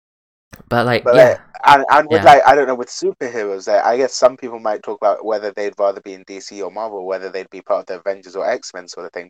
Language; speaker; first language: English; native; English